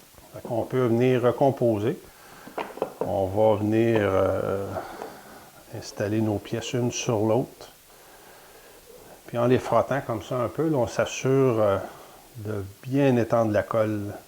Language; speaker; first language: French; native; French